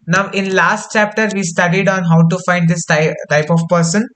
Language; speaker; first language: English; non-native, local second language; Kannada